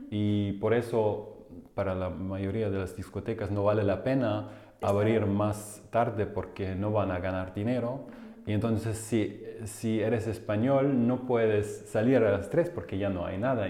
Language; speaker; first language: Spanish; non-native, fluent; German